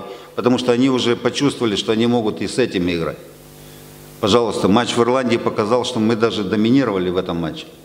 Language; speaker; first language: Russian; native; Russian